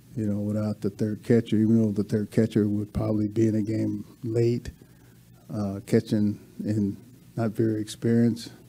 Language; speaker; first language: English; native; English